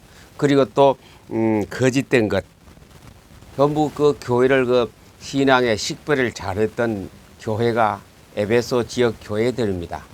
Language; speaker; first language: Korean; native; Korean